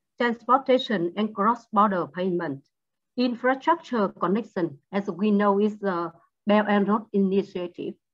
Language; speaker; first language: English; non-native, learner; Vietnamese